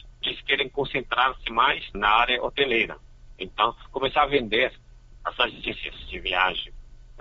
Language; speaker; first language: Portuguese; non-native, fluent; Chinese